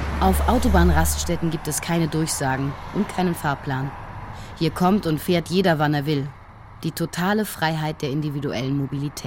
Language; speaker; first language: German; native; German